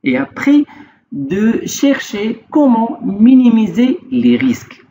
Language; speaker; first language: French; non-native, local second language; Arabic